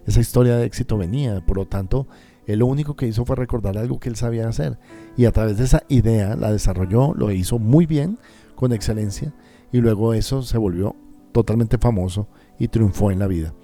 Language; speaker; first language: Spanish; native; Spanish